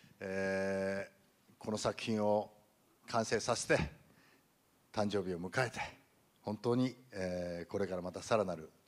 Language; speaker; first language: Japanese; native; Japanese